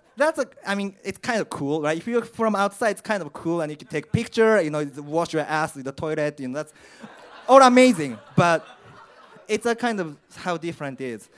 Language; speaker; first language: English; non-native, learner; Japanese